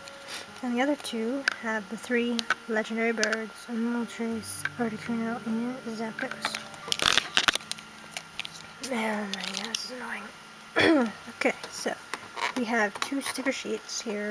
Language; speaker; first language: English; native; English